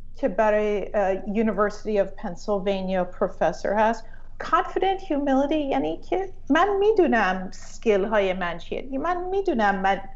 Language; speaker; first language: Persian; early bilingual, heritage; Persian